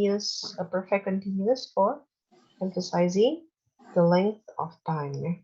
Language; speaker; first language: English; non-native, local second language; Indonesian